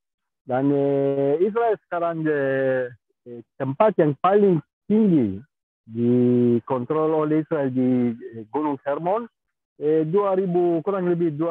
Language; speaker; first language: Indonesian; non-native, fluent; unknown